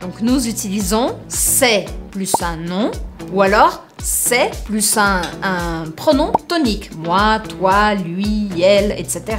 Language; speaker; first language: French; non-native, fluent; Portuguese